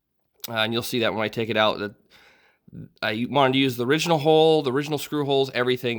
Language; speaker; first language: English; native; English